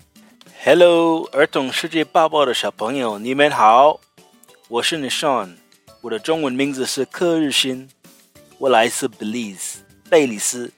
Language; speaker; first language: Chinese; non-native, fluent; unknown